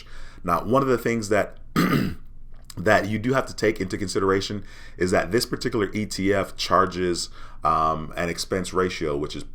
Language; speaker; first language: English; native; English